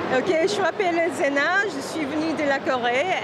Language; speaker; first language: French; non-native, fluent; Korean